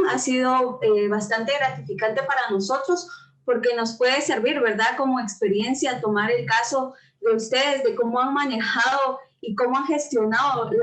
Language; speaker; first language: Spanish; native; Spanish